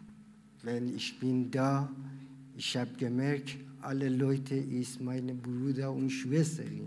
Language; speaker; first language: German; non-native, learner; Persian